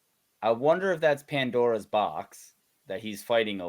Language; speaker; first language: English; native; English